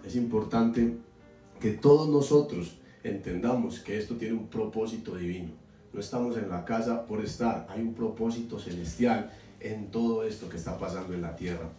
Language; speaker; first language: Spanish; native; Spanish